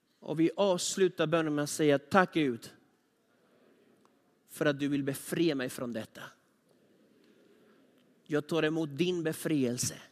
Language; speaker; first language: Swedish; non-native, fluent; Spanish